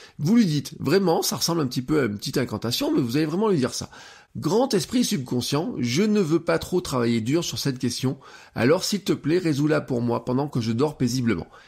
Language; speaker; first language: French; native; French